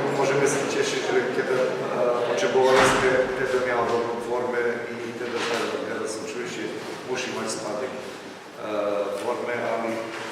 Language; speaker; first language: Polish; non-native, fluent; Slovenian